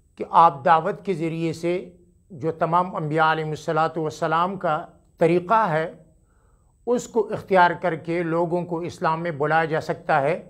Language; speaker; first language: Urdu; non-native, local second language; Pashto